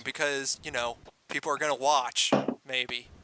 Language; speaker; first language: English; native; English